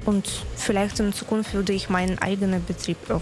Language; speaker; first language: German; non-native, learner; Russian